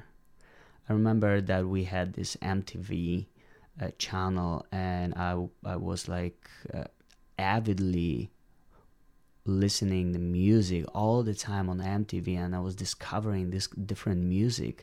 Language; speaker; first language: English; non-native, fluent; Polish